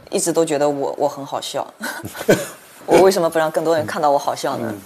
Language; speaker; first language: Chinese; native; Chinese